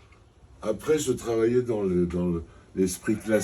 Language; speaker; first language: French; non-native, fluent; Georgian